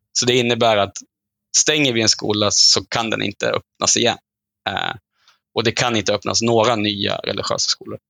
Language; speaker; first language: Swedish; native; Swedish